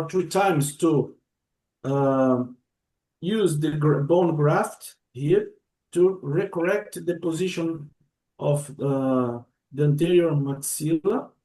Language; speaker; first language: English; non-native, learner; Portuguese